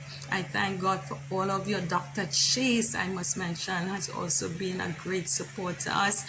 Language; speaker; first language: English; native; English